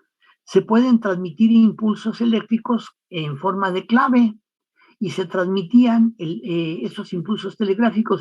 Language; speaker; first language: Spanish; native; Spanish